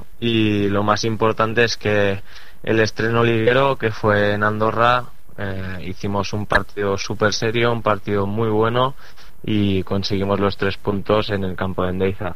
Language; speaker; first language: Spanish; native; Spanish